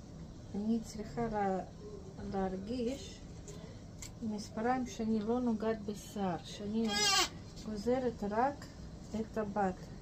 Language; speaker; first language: Hebrew; non-native, fluent; Russian